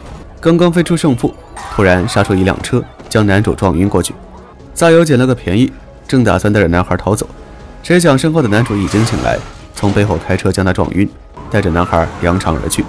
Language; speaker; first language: Chinese; native; Chinese